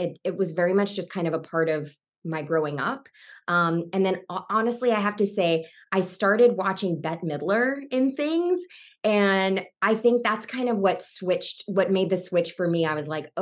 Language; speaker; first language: English; native; English